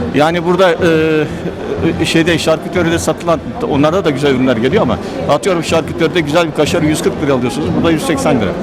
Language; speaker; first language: Turkish; native; Turkish